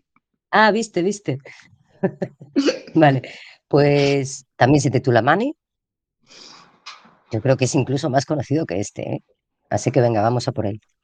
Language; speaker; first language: Spanish; native; Spanish